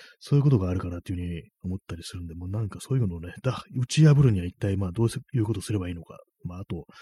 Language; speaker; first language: Japanese; native; Japanese